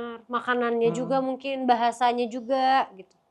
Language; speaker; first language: Indonesian; native; Indonesian